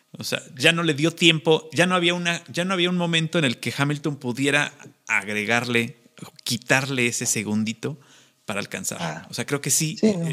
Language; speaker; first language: Spanish; native; Spanish